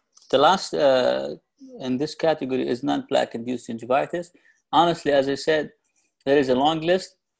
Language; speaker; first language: English; non-native, fluent; Arabic